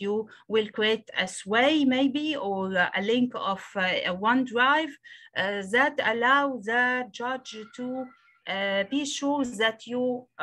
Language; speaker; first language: English; non-native, local second language; Arabic